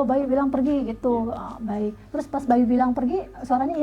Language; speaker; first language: Indonesian; native; Indonesian